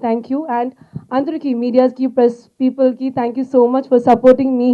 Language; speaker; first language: Telugu; non-native, fluent; Malayalam